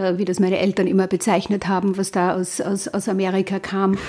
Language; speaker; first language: German; native; German